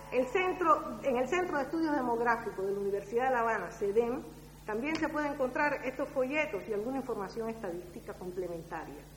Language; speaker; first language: Spanish; native; Spanish